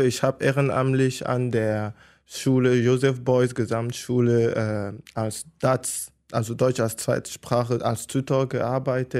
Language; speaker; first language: German; non-native, fluent; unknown